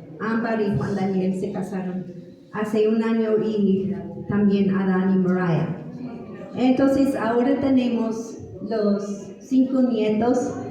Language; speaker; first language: Spanish; non-native, fluent; English